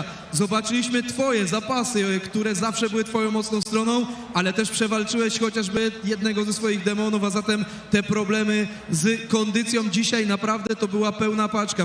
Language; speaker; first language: Polish; native; Polish